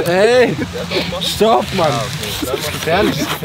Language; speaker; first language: German; native; German